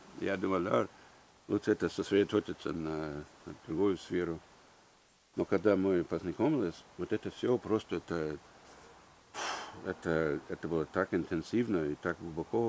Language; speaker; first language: Russian; early bilingual, heritage; English